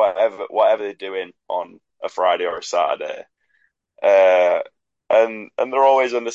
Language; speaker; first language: English; native; English